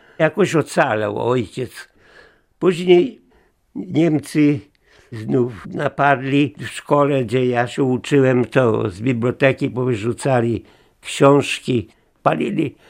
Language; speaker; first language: Polish; native; Polish